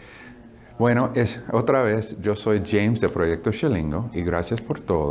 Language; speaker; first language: Spanish; non-native, learner; English